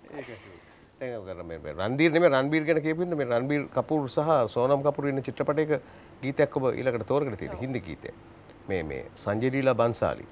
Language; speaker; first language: Sinhala; native; Sinhala